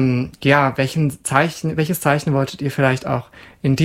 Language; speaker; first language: German; native; German